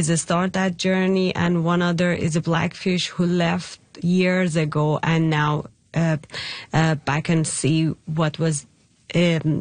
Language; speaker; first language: English; non-native, learner; Persian